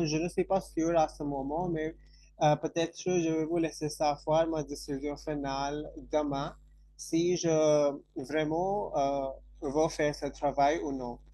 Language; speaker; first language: French; non-native, fluent; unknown